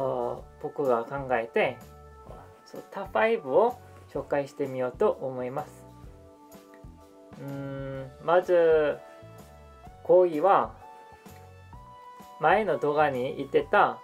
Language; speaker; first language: Japanese; non-native, fluent; Korean